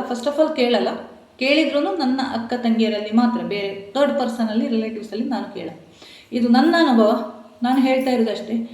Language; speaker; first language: Kannada; non-native, local second language; Tulu